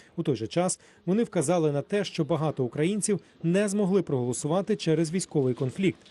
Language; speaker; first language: Ukrainian; native; Ukrainian